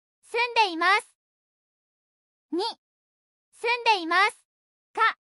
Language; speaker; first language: Japanese; non-native, learner; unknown